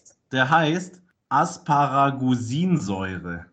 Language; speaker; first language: German; native; German